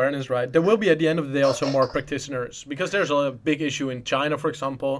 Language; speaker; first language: English; non-native, fluent; Dutch